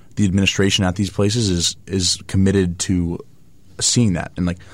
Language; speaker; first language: English; native; English